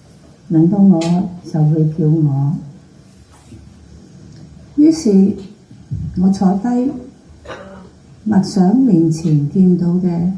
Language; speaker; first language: Cantonese; native; Cantonese